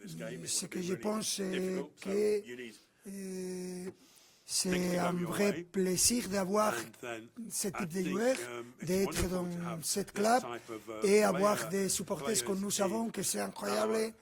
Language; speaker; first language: French; non-native, fluent; Spanish